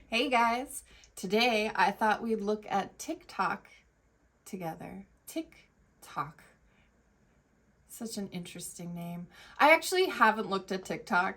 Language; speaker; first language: English; native; English